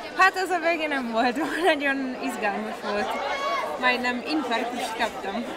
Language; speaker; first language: Hungarian; non-native, learner; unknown